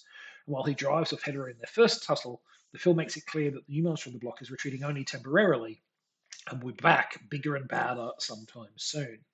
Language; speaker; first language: English; native; English